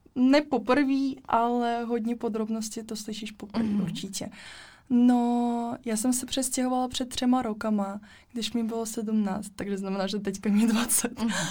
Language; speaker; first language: Czech; non-native, fluent; Russian